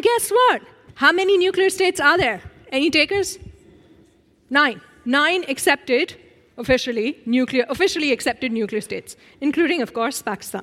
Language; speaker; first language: English; non-native, local second language; Urdu